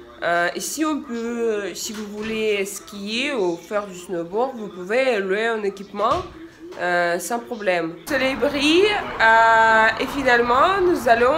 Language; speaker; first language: French; non-native, fluent; Russian